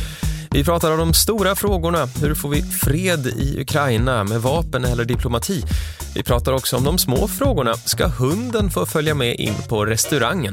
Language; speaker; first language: Swedish; native; Swedish